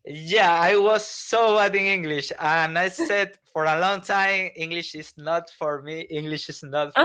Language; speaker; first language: English; non-native, learner; Spanish